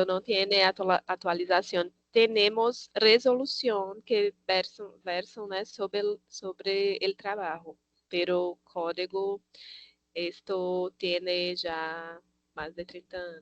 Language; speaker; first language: Spanish; non-native, learner; Portuguese